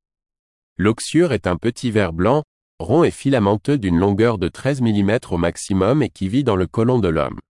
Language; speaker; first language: French; native; French